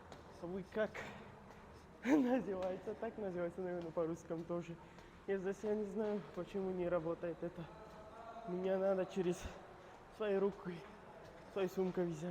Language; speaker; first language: Russian; non-native, learner; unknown